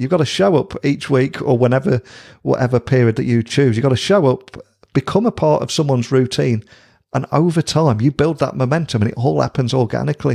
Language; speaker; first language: English; native; English